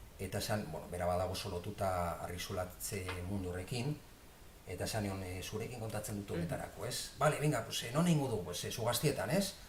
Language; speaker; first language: Basque; non-native, local second language; Spanish